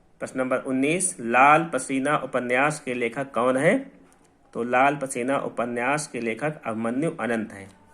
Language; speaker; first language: Hindi; native; Hindi